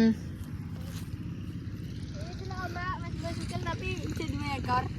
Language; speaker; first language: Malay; non-native, local second language; Javanese